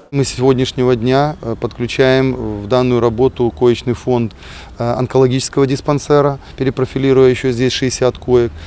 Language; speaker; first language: Russian; native; Russian